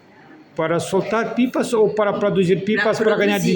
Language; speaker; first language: Portuguese; non-native, fluent; Russian